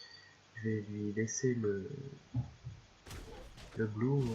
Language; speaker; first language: French; native; French